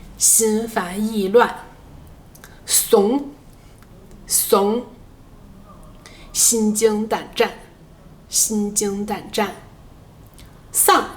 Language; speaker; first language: Chinese; native; Chinese